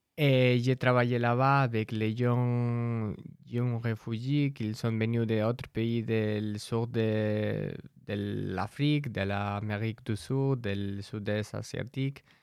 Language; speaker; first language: French; non-native, learner; Spanish